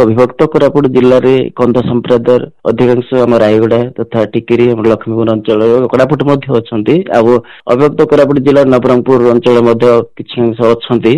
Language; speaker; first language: Odia; non-native, local second language; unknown